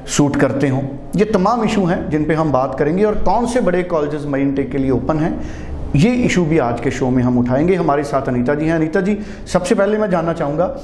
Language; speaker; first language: Hindi; non-native, local second language; Punjabi